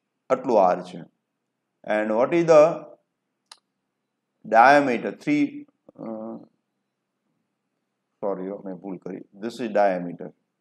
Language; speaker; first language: English; non-native, local second language; Gujarati